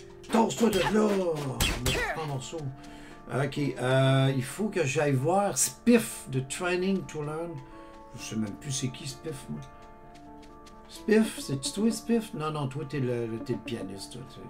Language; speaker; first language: French; native; French